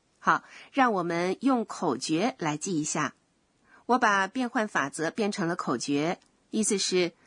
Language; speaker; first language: Chinese; native; Chinese